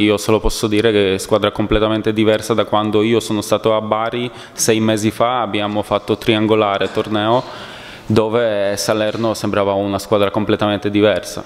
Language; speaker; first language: Italian; non-native, fluent; Polish